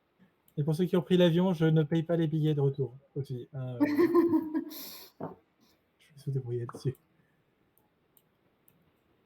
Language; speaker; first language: French; native; French